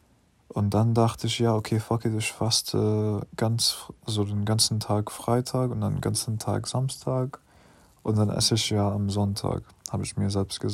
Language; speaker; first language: German; non-native, learner; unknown